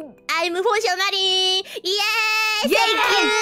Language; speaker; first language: English; non-native, learner; Japanese